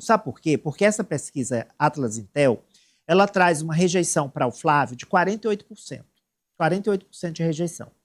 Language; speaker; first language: Portuguese; native; Portuguese